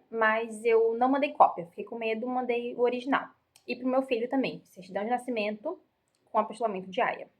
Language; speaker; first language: Portuguese; native; Portuguese